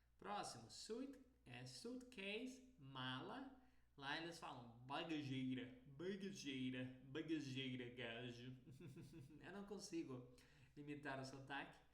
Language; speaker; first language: Portuguese; native; Portuguese